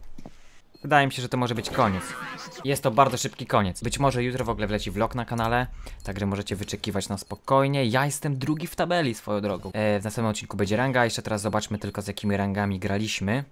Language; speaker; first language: Polish; native; Polish